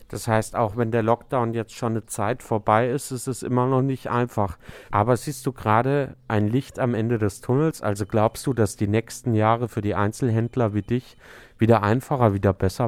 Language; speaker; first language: German; native; German